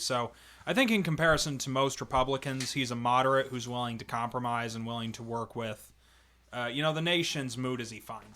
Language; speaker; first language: English; native; English